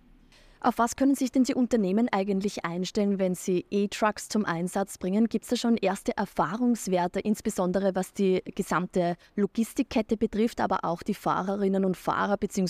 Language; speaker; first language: German; native; German